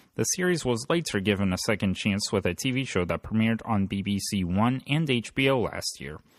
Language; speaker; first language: English; native; English